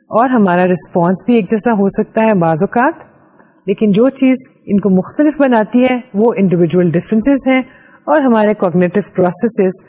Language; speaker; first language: Urdu; native; Urdu